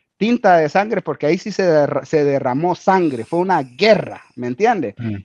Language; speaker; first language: Spanish; native; Spanish